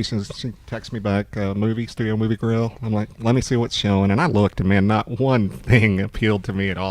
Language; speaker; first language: English; native; English